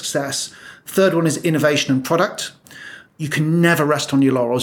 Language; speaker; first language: English; native; English